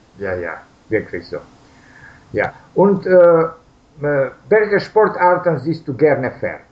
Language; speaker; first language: German; non-native, learner; Russian